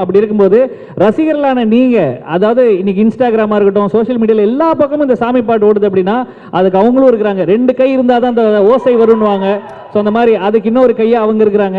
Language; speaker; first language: Tamil; native; Tamil